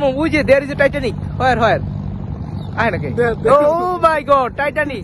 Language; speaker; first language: English; non-native, local second language; Bangla